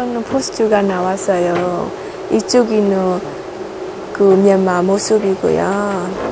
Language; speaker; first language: Korean; non-native, learner; Burmese